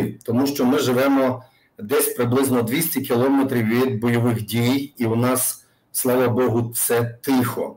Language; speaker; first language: Ukrainian; native; Ukrainian